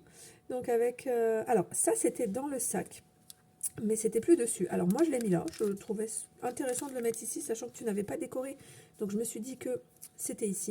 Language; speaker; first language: French; native; French